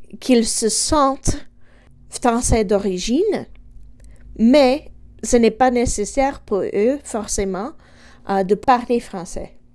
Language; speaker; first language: French; non-native, fluent; English